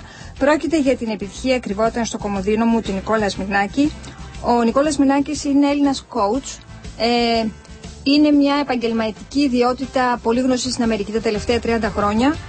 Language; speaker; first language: Greek; native; Greek